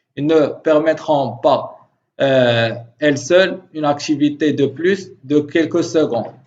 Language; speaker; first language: French; non-native, local second language; Arabic